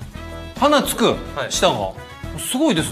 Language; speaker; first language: Japanese; native; Japanese